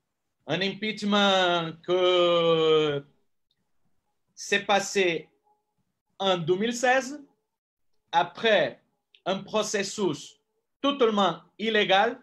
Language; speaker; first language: French; non-native, fluent; Portuguese